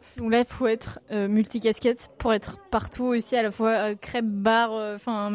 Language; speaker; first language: French; native; French